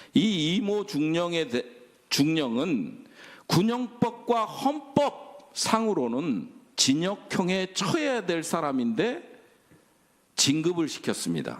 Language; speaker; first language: Korean; native; Korean